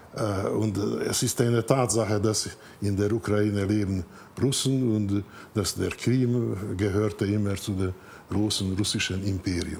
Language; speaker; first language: German; non-native, fluent; Hungarian